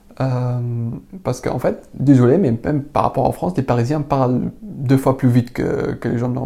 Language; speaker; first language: French; non-native, learner; Arabic